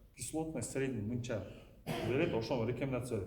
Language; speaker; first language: Russian; non-native, local second language; Kyrgyz